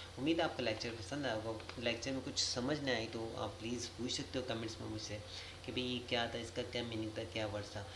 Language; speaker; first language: Urdu; native; Urdu